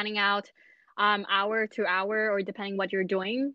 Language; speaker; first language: English; native; English